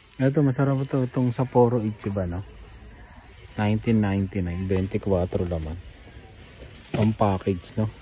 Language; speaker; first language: Filipino; native; Filipino